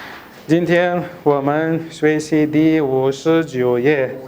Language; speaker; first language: Chinese; non-native, fluent; Pashto